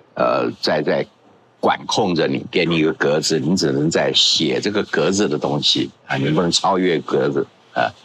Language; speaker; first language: Chinese; non-native, local second language; Hakka Chinese